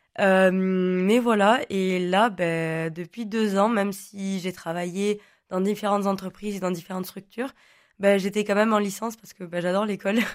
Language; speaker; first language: French; native; French